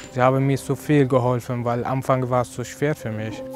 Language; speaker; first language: German; non-native, learner; Arabic